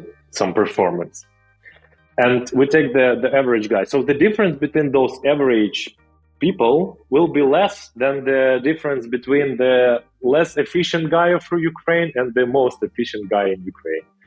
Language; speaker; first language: English; non-native, fluent; Russian